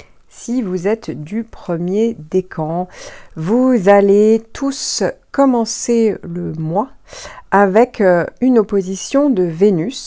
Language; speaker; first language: French; native; French